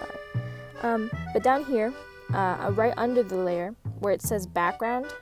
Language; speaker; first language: English; native; English